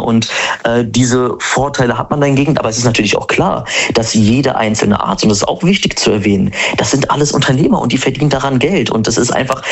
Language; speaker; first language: German; native; German